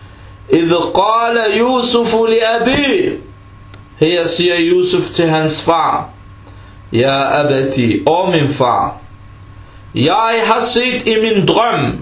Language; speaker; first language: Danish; early bilingual, other home language; Arabic